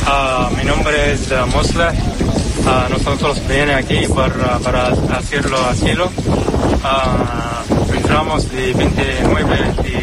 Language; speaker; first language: Spanish; non-native, learner; Arabic